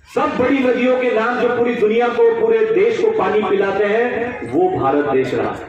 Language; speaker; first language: Hindi; non-native, local second language; Marathi